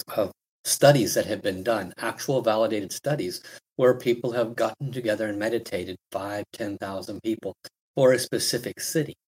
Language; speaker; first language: English; native; English